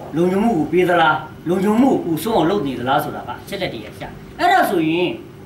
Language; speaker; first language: Burmese; non-native, local second language; S'gaw Karen